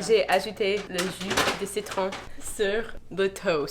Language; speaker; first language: French; non-native, learner; English